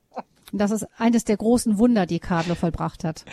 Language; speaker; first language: German; native; German